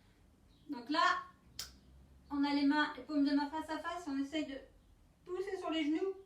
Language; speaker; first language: French; native; French